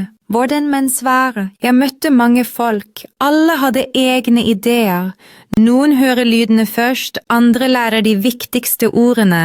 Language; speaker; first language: Norwegian; non-native, fluent; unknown